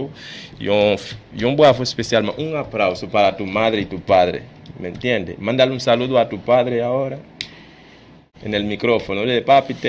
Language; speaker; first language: Spanish; non-native, fluent; Haitian Creole